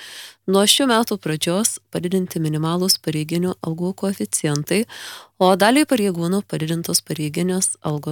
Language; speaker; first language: Lithuanian; native; Lithuanian